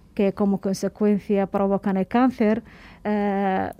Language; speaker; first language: Spanish; native; Spanish